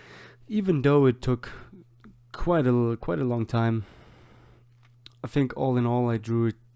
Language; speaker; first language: English; non-native, fluent; German